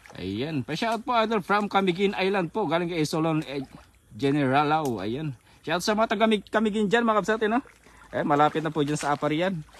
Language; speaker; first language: Filipino; non-native, local second language; Iloko